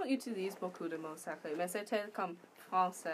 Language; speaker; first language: French; non-native, learner; English